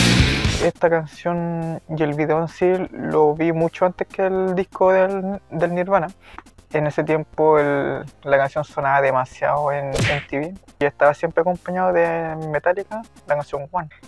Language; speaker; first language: Spanish; native; Spanish